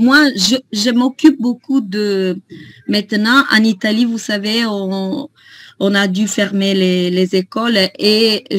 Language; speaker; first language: French; non-native, fluent; Italian